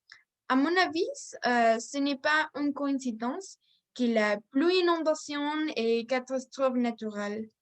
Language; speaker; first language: French; non-native, learner; Spanish